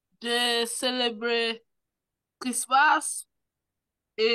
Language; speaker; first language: French; non-native, learner; Spanish